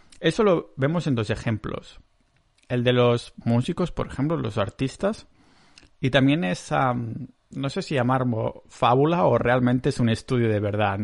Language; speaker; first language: Spanish; non-native, local second language; Catalan